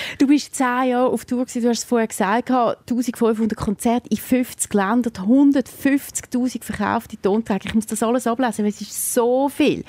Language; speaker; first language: German; native; German